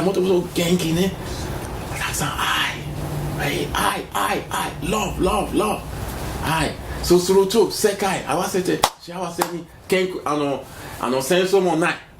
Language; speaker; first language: Japanese; non-native, learner; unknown